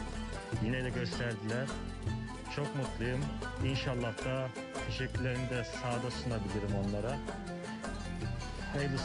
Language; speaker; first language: Turkish; early bilingual, heritage; Turkish